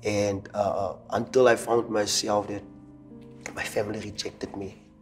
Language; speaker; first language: English; non-native, local second language; Afrikaans